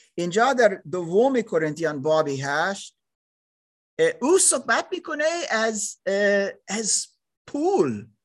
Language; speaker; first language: Persian; non-native, learner; German